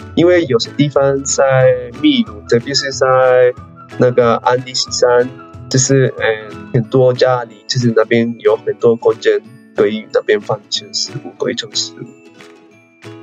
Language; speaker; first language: Chinese; non-native, fluent; Spanish